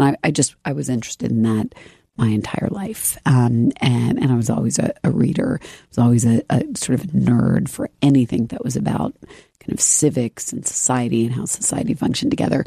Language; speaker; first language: English; native; English